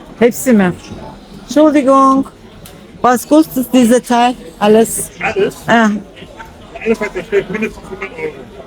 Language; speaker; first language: German; non-native, learner; Turkish